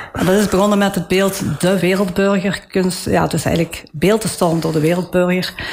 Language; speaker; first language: Dutch; early bilingual, other home language; Italian